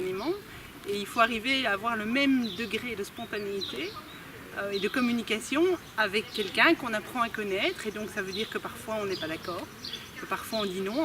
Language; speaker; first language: French; native; French